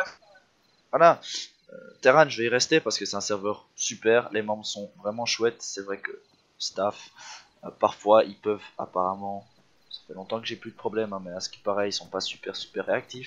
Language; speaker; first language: French; native; French